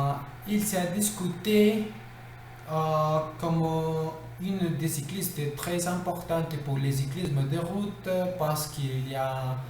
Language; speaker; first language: French; non-native, learner; Spanish